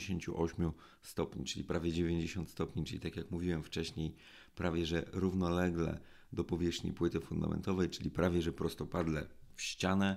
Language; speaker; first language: Polish; native; Polish